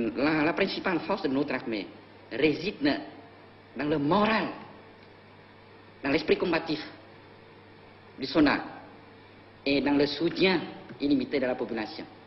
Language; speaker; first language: French; non-native, fluent; Vietnamese